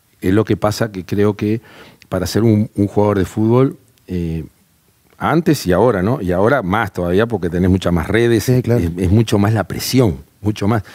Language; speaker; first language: Spanish; native; Spanish